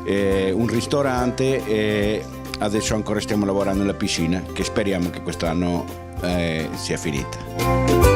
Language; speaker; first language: Italian; non-native, fluent; Spanish